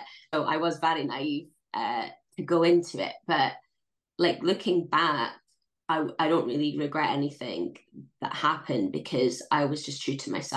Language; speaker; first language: English; native; English